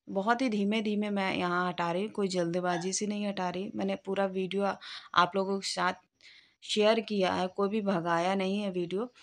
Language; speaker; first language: Hindi; native; Hindi